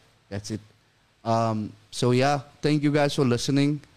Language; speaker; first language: English; non-native, local second language; Afrikaans